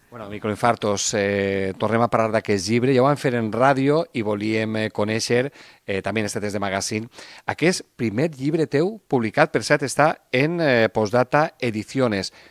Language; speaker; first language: Catalan; native; Catalan